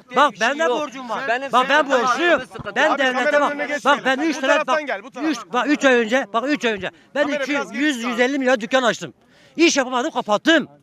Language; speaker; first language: Turkish; native; Turkish